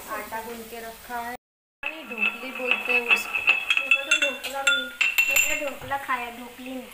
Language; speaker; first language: Hindi; non-native, local second language; Gujarati